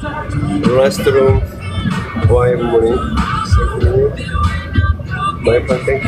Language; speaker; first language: English; non-native, learner; Korean